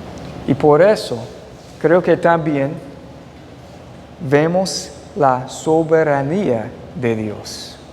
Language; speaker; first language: Spanish; non-native, fluent; English